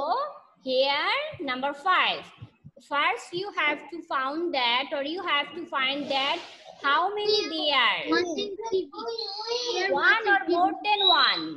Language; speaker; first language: English; non-native, learner; Bangla